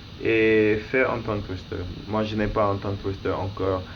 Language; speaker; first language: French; non-native, learner; English